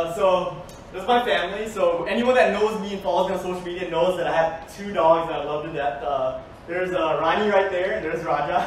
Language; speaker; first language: English; native; English